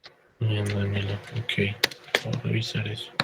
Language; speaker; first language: Spanish; native; Spanish